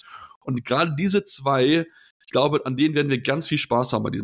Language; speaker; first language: German; native; German